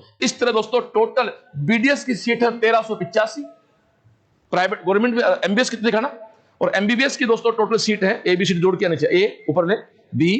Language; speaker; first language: Hindi; native; Hindi